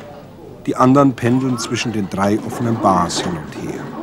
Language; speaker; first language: German; native; German